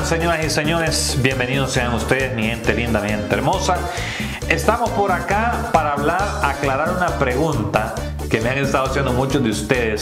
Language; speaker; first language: Spanish; native; Spanish